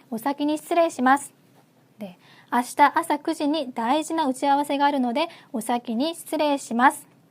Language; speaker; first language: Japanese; non-native, fluent; Korean